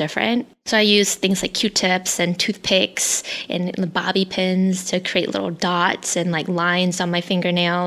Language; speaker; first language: English; early bilingual, other home language; Hmong